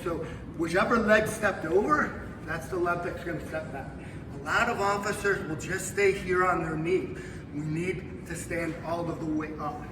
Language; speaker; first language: English; native; English